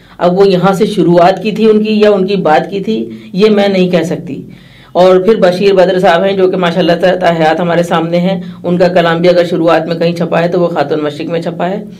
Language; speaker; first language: Urdu; native; Urdu